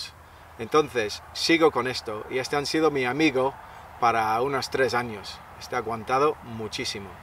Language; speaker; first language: Spanish; non-native, fluent; English